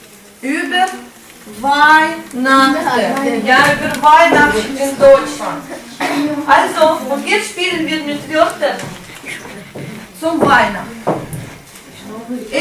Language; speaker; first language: German; non-native, fluent; Russian